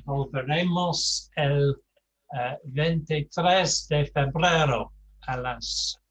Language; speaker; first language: Spanish; non-native, fluent; English